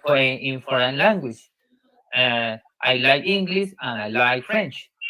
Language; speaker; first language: English; non-native, learner; Spanish